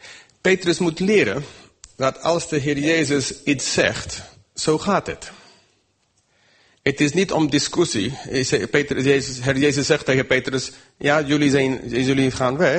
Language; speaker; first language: Dutch; non-native, fluent; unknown